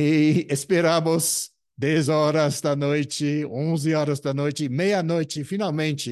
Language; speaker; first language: Portuguese; non-native, fluent; English